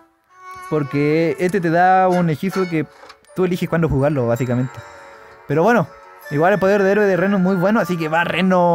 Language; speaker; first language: Spanish; native; Spanish